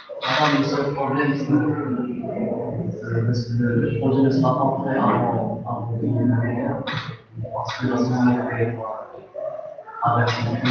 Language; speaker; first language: French; non-native, local second language; Arabic